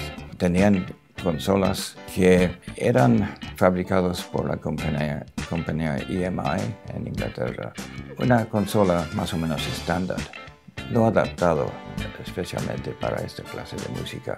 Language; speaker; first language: Spanish; non-native, local second language; English